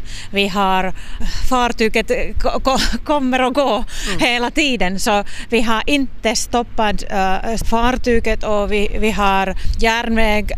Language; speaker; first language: Swedish; non-native, local second language; Finnish